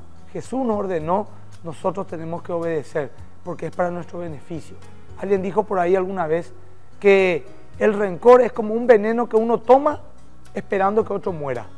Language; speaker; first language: Spanish; native; Spanish